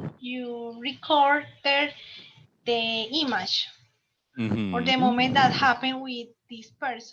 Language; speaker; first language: English; non-native, learner; Spanish